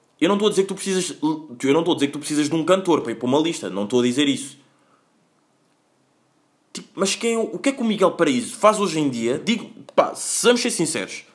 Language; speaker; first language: Portuguese; native; Portuguese